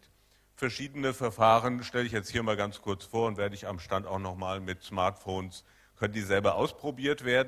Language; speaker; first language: German; native; German